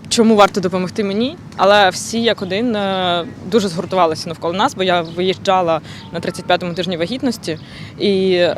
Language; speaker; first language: Ukrainian; non-native, local second language; Russian